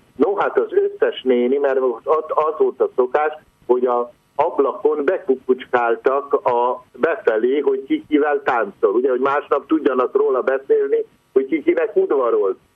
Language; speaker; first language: Hungarian; non-native, local second language; Croatian